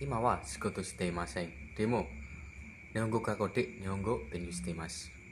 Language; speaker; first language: Japanese; non-native, learner; Indonesian